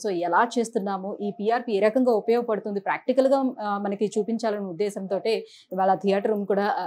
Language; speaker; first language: Telugu; native; Telugu